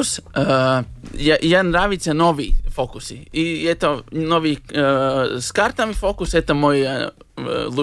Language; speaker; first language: Russian; non-native, learner; Latvian